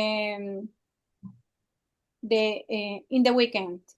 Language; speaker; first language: English; non-native, learner; Spanish